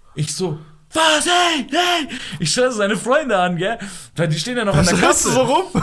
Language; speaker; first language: German; early bilingual, other home language; Persian